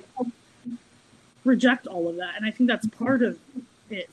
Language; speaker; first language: English; native; English